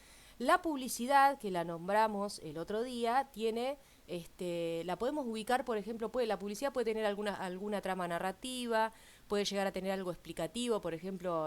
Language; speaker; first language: Spanish; native; Spanish